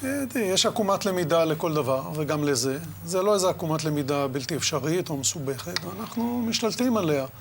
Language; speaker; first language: Hebrew; native; Hebrew